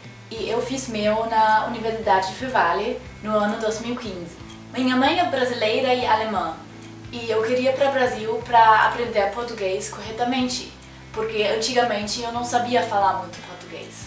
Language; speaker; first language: Portuguese; non-native, fluent; German